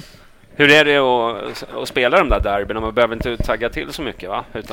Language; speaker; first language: Swedish; native; Swedish